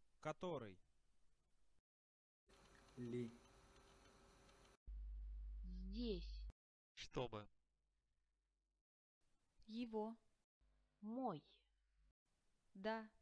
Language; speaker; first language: Russian; non-native, learner; English